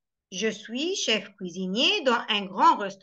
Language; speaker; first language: French; non-native, fluent; Arabic